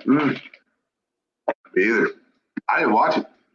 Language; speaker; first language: English; native; English